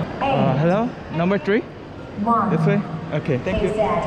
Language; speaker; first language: English; non-native, learner; Korean